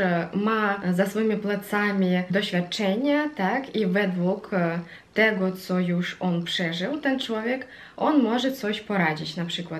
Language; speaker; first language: Polish; non-native, fluent; Russian